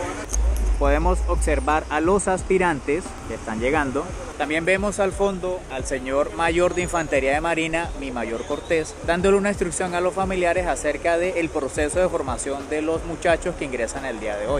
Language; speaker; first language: Spanish; native; Spanish